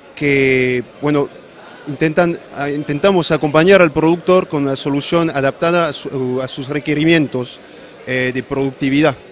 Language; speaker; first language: Spanish; non-native, fluent; French